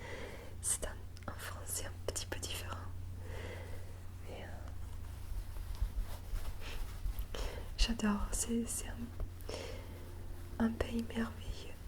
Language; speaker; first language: French; non-native, fluent; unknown